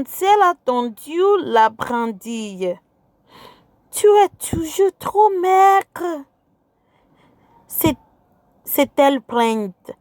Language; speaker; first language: French; non-native, fluent; English